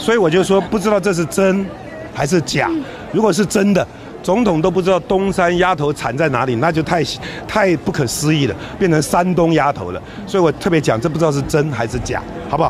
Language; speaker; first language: Chinese; native; Chinese